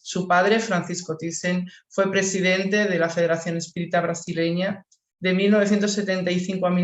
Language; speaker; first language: Spanish; native; Spanish